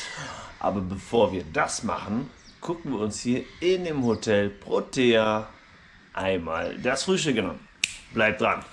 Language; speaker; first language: German; native; German